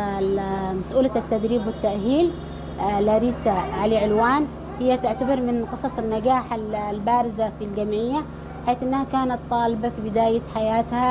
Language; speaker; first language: Arabic; native; Arabic